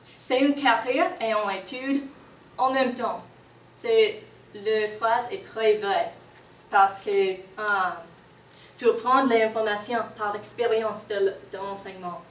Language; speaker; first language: French; non-native, learner; English